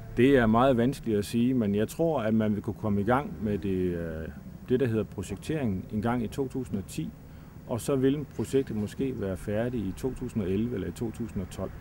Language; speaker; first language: Danish; native; Danish